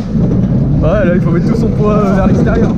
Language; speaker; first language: French; native; French